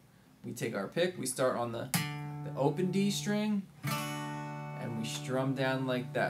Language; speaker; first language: English; native; English